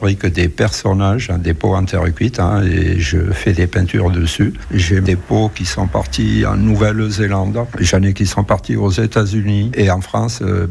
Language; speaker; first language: French; native; French